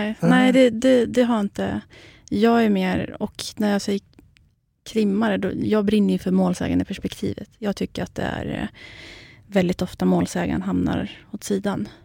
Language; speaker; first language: Swedish; early bilingual, other home language; Central Kurdish